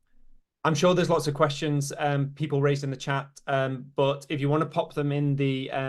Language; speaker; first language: English; native; English